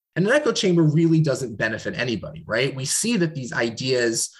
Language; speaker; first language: English; native; English